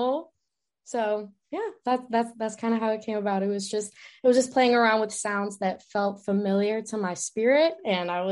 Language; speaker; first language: English; native; English